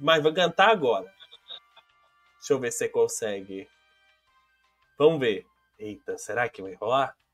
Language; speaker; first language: Portuguese; native; Portuguese